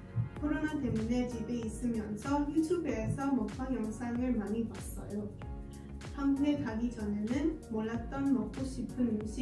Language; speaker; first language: Korean; non-native, learner; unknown